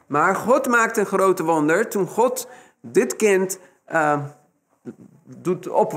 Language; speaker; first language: Dutch; non-native, fluent; Spanish